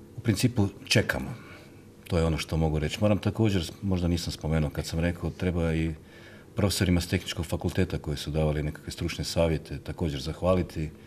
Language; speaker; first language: Croatian; native; Croatian